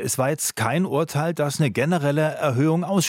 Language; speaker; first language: German; native; German